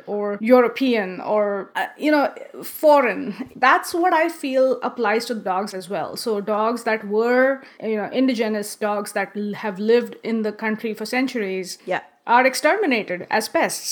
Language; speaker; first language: English; non-native, local second language; Marathi